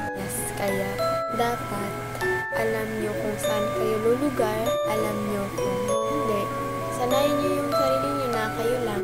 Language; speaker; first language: Filipino; non-native, local second language; Cebuano